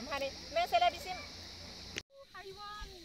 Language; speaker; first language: Turkish; non-native, learner; Indonesian